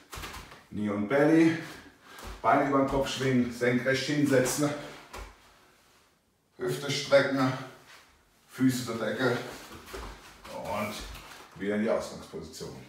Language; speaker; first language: German; native; German